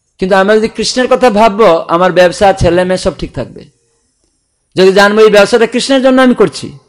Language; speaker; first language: Bangla; non-native, fluent; Odia